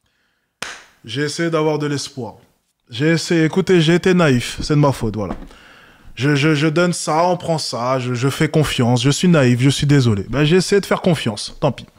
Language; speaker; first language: French; native; French